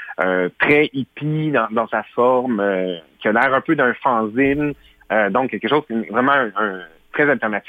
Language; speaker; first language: French; native; French